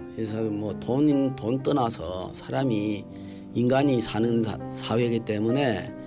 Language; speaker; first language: Korean; early bilingual, heritage; Korean